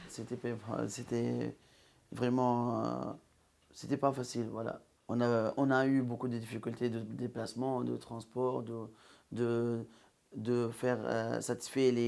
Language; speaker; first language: French; non-native, local second language; Arabic